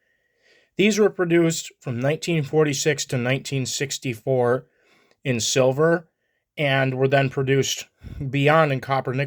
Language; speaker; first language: English; native; English